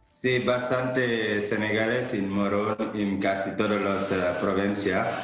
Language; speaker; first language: Spanish; non-native, fluent; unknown